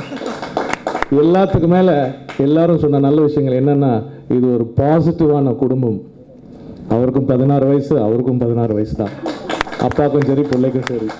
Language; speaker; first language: Tamil; native; Tamil